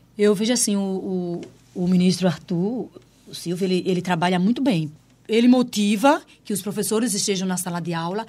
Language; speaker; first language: Portuguese; native; Portuguese